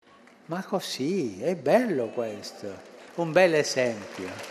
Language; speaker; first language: Italian; non-native, fluent; Spanish